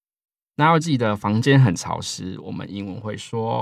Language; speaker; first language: Chinese; native; Chinese